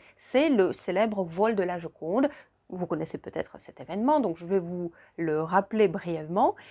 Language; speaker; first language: French; non-native, fluent; Russian